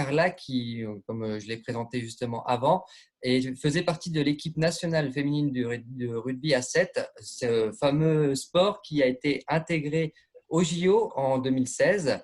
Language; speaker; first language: French; native; French